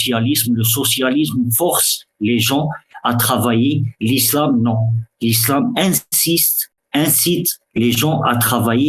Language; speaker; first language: French; early bilingual, other home language; Arabic